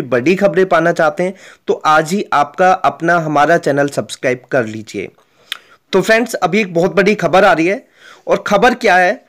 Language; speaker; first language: Hindi; native; Hindi